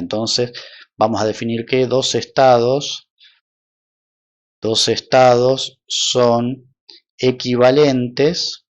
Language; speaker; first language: Spanish; native; Spanish